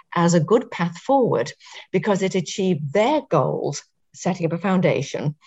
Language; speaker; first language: English; native; English